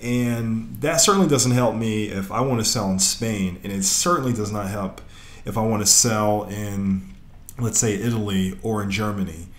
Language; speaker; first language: English; native; English